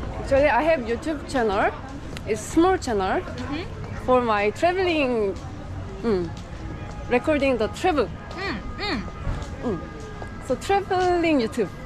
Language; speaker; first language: English; non-native, learner; Korean